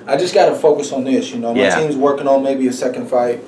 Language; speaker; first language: English; native; English